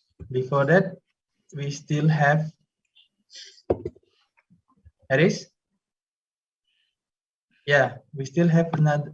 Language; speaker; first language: English; non-native, fluent; Indonesian